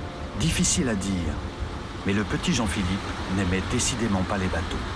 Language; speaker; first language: French; native; French